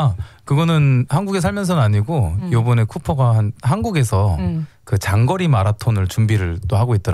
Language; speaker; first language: Korean; native; Korean